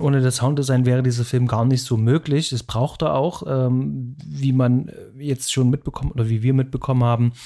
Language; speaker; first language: German; native; German